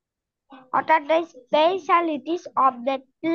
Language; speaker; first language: English; non-native, learner; Bangla